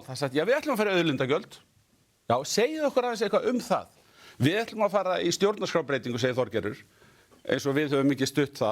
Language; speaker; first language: Icelandic; native; Icelandic